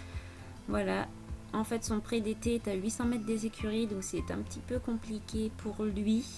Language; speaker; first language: French; native; French